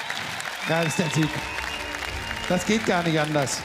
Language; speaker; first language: German; native; German